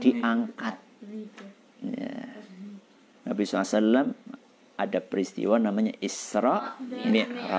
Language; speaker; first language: Indonesian; native; Indonesian